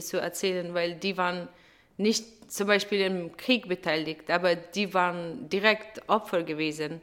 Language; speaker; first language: German; non-native, fluent; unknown